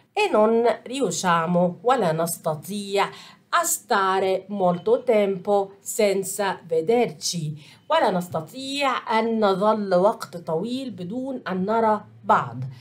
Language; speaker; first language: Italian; non-native, fluent; Arabic